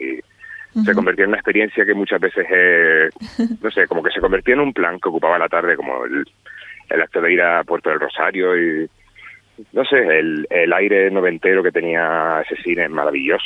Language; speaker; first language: Spanish; native; Spanish